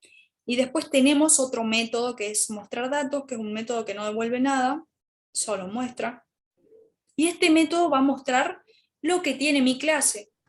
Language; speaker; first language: Spanish; native; Spanish